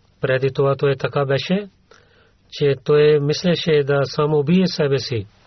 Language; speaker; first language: Bulgarian; non-native, learner; Urdu